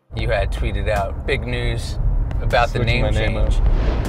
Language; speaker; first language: English; native; English